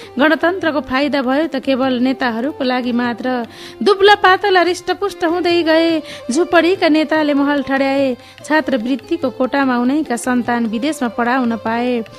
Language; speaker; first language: Nepali; native; Nepali